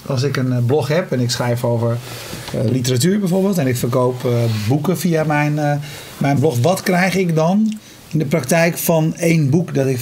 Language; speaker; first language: Dutch; native; Dutch